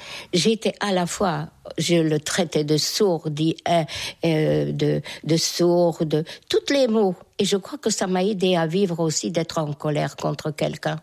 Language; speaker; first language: French; non-native, fluent; Hungarian